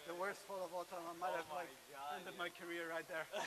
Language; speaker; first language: English; non-native, fluent; German